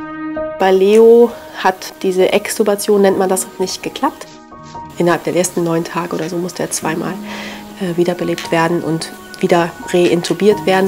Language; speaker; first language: German; native; German